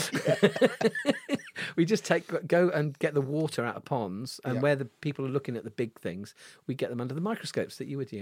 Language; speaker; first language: English; native; English